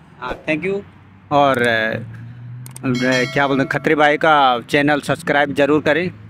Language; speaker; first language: Hindi; native; Hindi